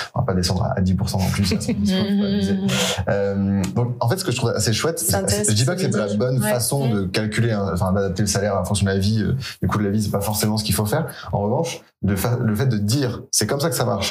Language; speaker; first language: French; native; French